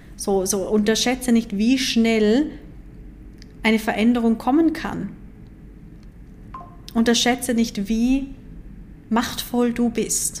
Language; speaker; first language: German; native; German